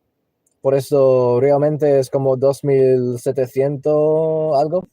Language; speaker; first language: Spanish; non-native, learner; English